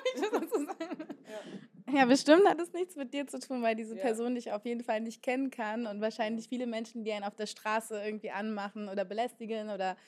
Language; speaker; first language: German; native; German